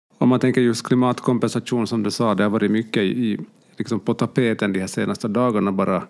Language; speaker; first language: Swedish; native; Swedish